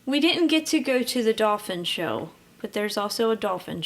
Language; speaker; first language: English; native; English